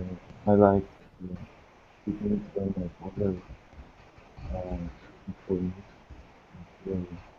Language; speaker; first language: English; non-native, learner; Russian